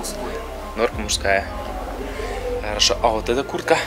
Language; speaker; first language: Russian; native; Russian